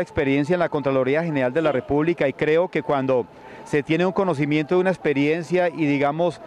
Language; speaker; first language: Spanish; native; Spanish